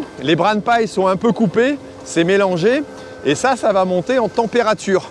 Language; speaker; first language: French; native; French